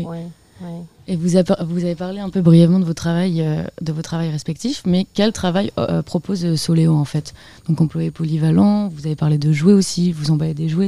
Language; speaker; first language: French; native; French